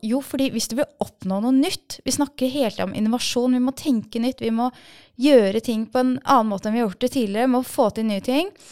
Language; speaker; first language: Norwegian; early bilingual, other home language; Persian